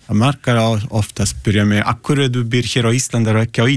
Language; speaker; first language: Icelandic; non-native, learner; Italian